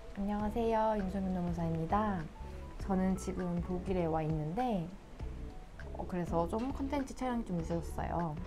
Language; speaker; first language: Korean; native; Korean